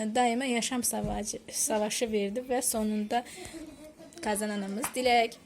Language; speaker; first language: Turkish; early bilingual, heritage; Turkish